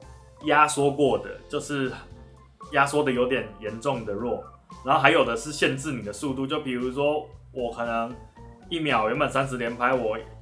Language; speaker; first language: Chinese; native; Chinese